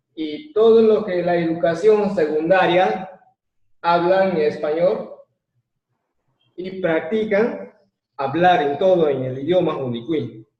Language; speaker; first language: Spanish; non-native, local second language; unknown